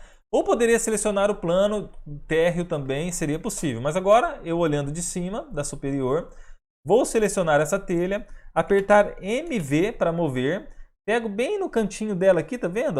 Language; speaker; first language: Portuguese; native; Portuguese